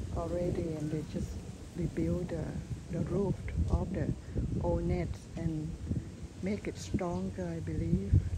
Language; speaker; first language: English; non-native, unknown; Thai